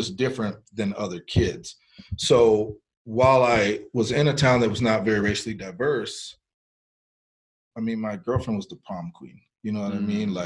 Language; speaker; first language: English; early bilingual, other home language; Spanish